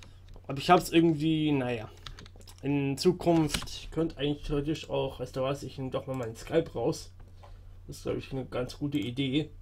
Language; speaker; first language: German; native; German